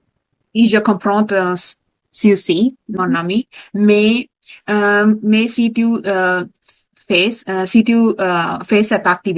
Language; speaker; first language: French; non-native, learner; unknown